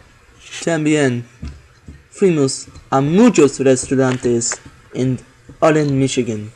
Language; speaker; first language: Spanish; non-native, learner; English